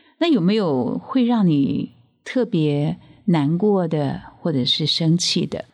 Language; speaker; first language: Chinese; native; Chinese